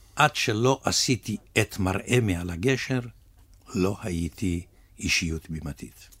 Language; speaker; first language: Hebrew; early bilingual, other home language; Russian